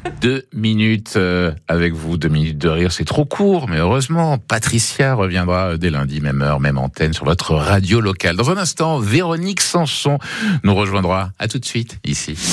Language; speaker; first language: French; native; French